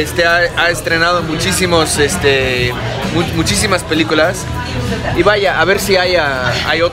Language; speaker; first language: Spanish; non-native, fluent; English